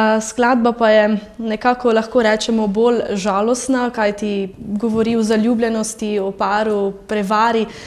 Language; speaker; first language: Slovenian; early bilingual, other home language; French